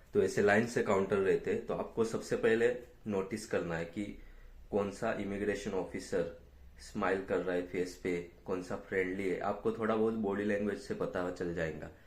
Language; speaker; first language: Hindi; non-native, local second language; Gujarati